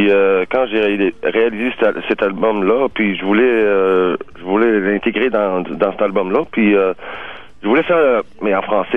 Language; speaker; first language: French; native; French